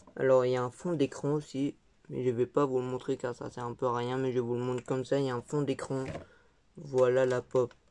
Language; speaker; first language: French; native; French